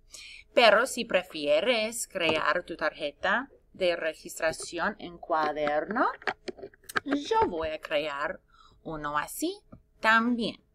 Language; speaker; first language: Spanish; non-native, fluent; English